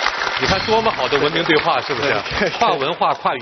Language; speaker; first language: Chinese; native; Chinese